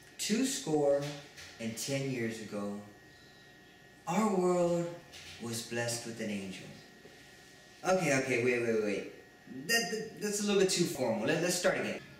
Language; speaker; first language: English; early bilingual, other home language; Spanish